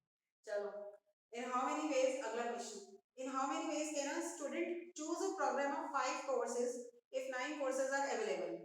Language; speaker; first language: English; non-native, local second language; Hindi